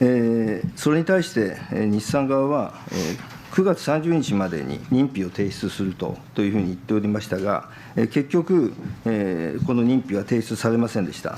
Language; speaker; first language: Japanese; native; Japanese